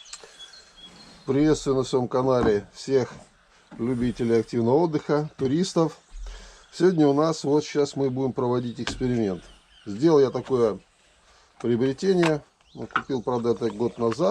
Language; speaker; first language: Russian; native; Russian